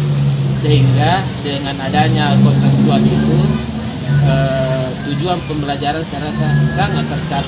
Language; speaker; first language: Indonesian; native; Indonesian